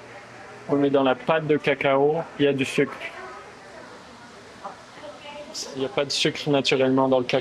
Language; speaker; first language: French; native; French